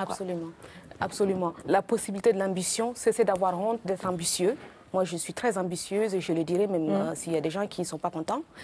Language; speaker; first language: French; non-native, local second language; Mossi